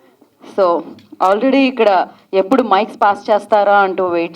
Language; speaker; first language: Telugu; native; Telugu